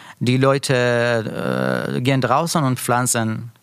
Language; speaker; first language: German; non-native, learner; Persian